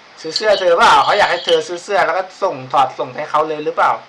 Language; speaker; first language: Thai; native; Thai